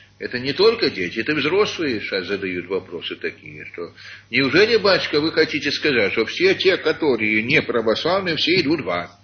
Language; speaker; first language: Russian; early bilingual, heritage; Russian